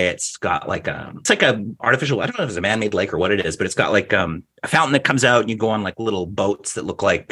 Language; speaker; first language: English; native; English